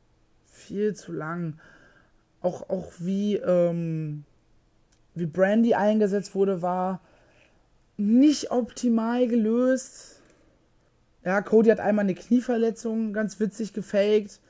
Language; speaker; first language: German; native; German